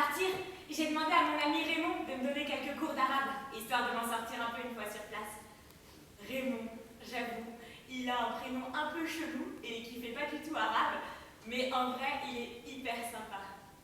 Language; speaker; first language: French; native; French